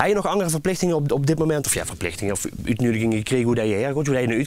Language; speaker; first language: Dutch; native; Dutch